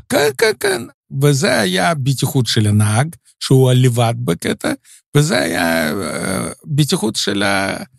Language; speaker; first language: Hebrew; non-native, fluent; Russian